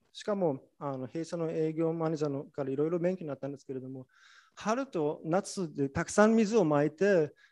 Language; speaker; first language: Japanese; non-native, fluent; German